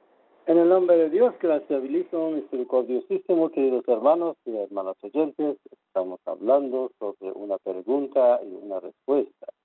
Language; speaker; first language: Spanish; non-native, fluent; Persian